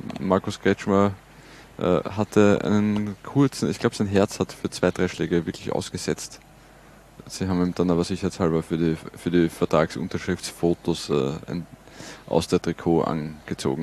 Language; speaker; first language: German; native; German